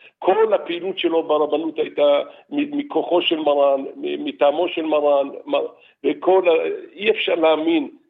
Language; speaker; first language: Hebrew; early bilingual, other home language; Arabic